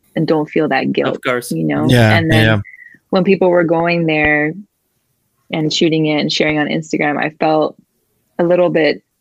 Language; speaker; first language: English; early bilingual, other home language; Spanish